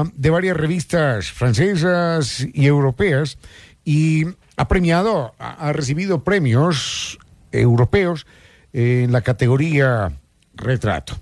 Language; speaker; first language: Spanish; native; Spanish